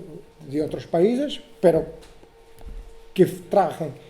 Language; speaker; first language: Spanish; non-native, learner; Portuguese